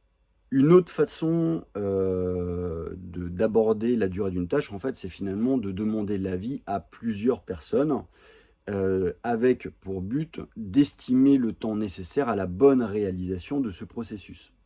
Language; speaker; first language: French; native; French